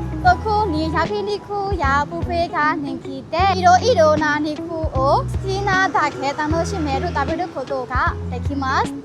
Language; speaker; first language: Japanese; non-native, learner; Burmese